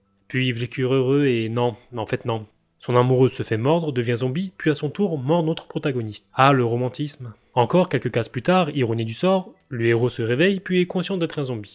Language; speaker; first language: French; native; French